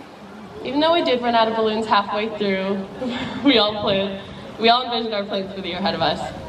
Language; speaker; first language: English; native; English